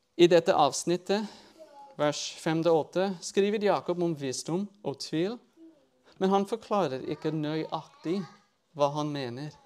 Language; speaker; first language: Norwegian; non-native, fluent; English